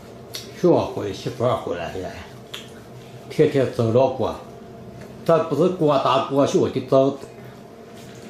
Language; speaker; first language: Chinese; native; Chinese